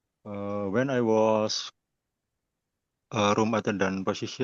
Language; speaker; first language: English; non-native, learner; Indonesian